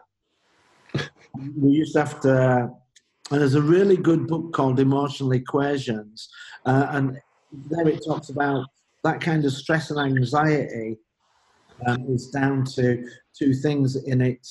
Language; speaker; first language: English; native; English